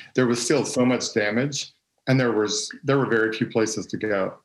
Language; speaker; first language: English; native; English